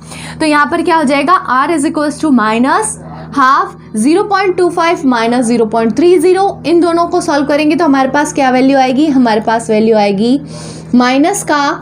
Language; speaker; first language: Hindi; native; Hindi